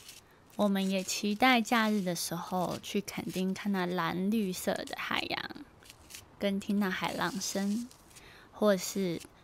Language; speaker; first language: Chinese; native; Chinese